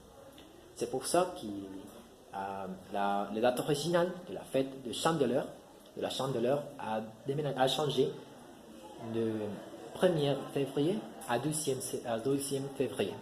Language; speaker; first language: French; non-native, learner; Spanish